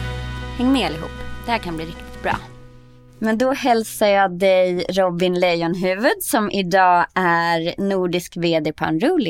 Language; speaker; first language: Swedish; native; Swedish